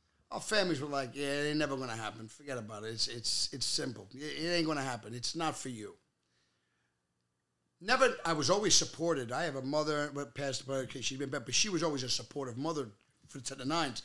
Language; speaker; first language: English; native; English